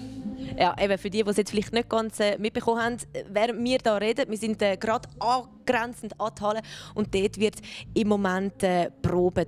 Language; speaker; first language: German; native; German